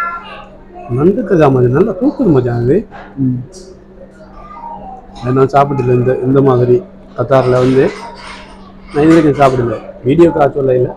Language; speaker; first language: Tamil; native; Tamil